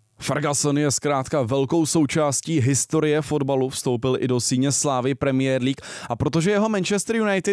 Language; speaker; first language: Czech; native; Czech